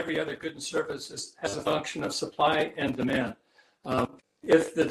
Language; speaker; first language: English; native; English